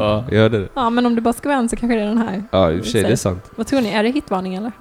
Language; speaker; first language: Swedish; native; Swedish